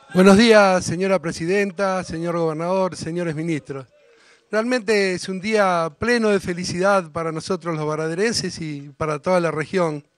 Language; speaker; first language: Spanish; native; Spanish